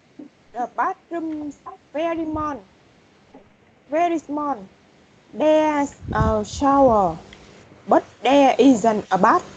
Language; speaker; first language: English; non-native, learner; Vietnamese